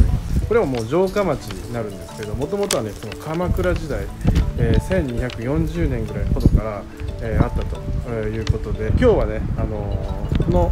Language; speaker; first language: Japanese; native; Japanese